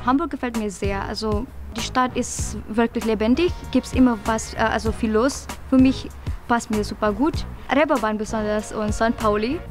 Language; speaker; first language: German; non-native, fluent; Indonesian